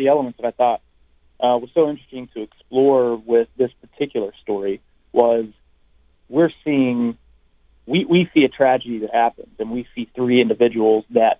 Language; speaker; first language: English; native; English